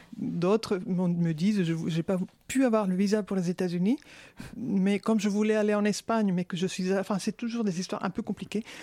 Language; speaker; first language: French; non-native, fluent; Spanish